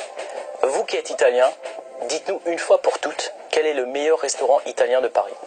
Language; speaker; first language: French; native; French